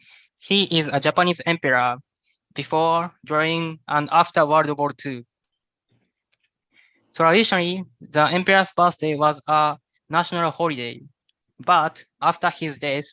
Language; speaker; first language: English; non-native, learner; Japanese